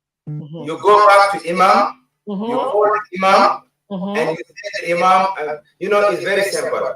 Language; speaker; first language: English; non-native, learner; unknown